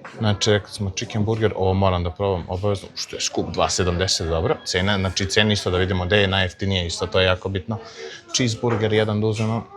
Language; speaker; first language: Bosnian; early bilingual, heritage; Bosnian